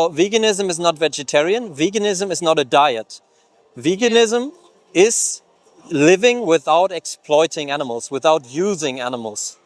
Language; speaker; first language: English; non-native, fluent; German